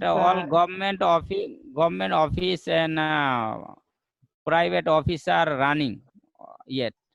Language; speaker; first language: English; non-native, learner; Bangla